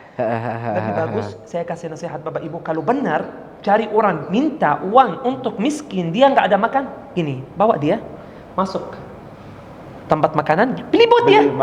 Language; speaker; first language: Indonesian; non-native, learner; Arabic